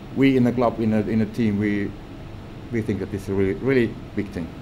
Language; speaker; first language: English; non-native, fluent; Finnish